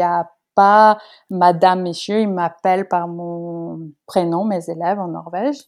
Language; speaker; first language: French; non-native, fluent; Norwegian